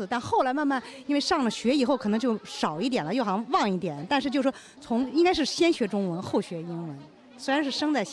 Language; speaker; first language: Chinese; native; Chinese